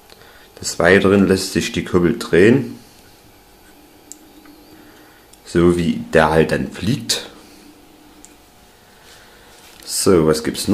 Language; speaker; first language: German; native; German